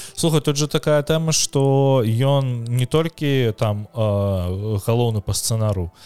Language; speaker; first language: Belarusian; non-native, local second language; Russian